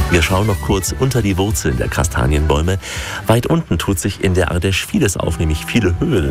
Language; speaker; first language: German; native; German